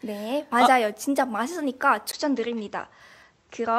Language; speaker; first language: Korean; non-native, fluent; Indonesian